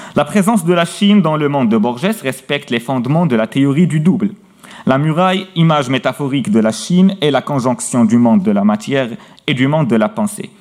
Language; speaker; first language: French; non-native, local second language; Arabic